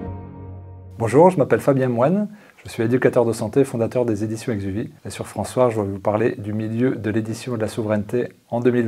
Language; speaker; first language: French; native; French